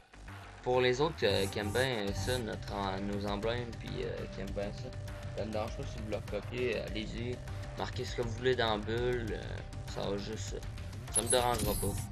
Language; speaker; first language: French; native; French